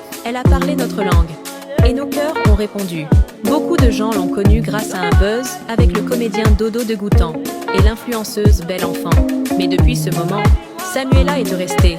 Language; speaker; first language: French; non-native, local second language; Haitian Creole